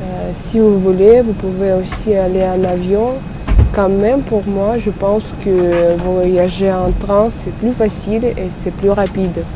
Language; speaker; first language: French; non-native, fluent; Russian